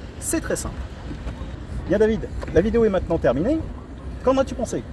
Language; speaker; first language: French; native; French